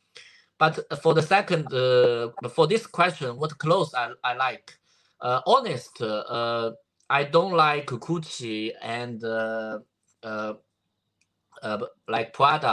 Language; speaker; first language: English; non-native, learner; Chinese